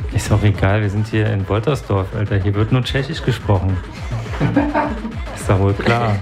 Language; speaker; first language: German; native; German